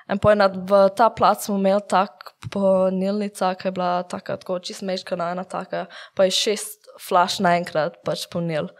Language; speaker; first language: Slovenian; early bilingual, heritage; English